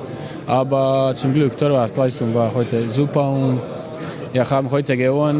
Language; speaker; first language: German; non-native, fluent; Croatian